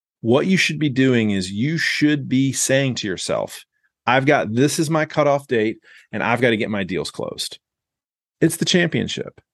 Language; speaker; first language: English; native; English